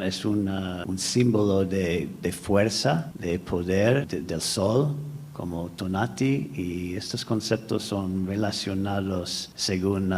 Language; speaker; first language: Spanish; non-native, fluent; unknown